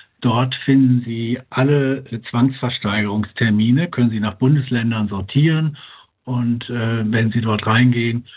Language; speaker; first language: German; native; German